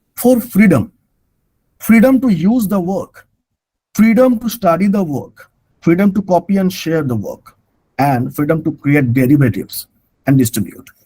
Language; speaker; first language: English; non-native, local second language; Bangla